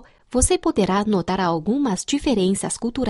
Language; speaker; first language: Portuguese; non-native, fluent; Chinese